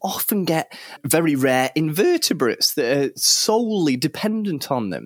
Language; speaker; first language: English; native; English